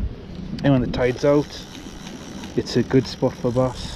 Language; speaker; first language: English; native; English